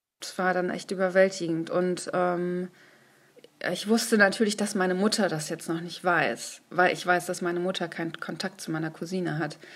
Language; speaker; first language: German; early bilingual, other home language; Persian